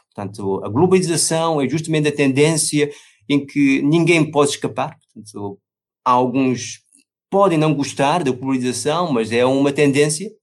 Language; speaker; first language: Portuguese; non-native, fluent; Chinese